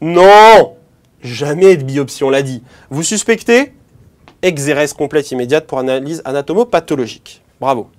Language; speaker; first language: French; native; French